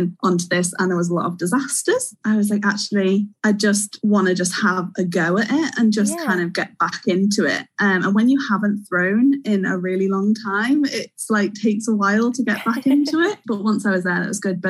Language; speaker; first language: English; native; English